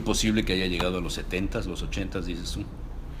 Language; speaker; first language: Spanish; native; Spanish